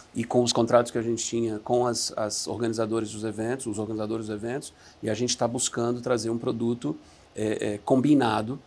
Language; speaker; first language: Portuguese; native; Portuguese